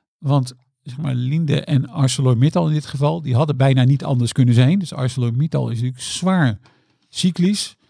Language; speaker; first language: Dutch; native; Dutch